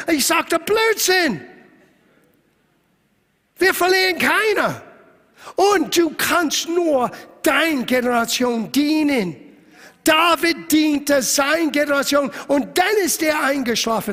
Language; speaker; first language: German; non-native, fluent; English